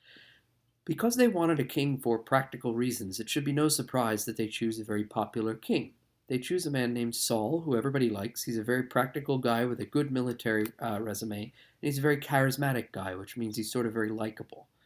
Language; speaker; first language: English; native; English